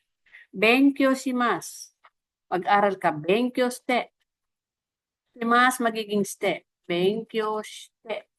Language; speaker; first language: Japanese; non-native, fluent; Filipino